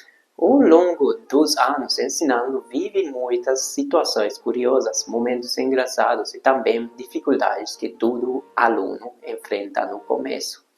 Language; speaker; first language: Portuguese; non-native, fluent; Hungarian